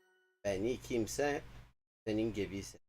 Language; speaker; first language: Turkish; non-native, learner; English